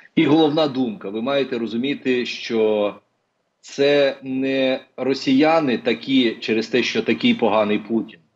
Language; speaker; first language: Ukrainian; non-native, local second language; Russian